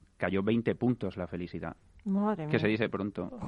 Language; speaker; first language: Spanish; native; Spanish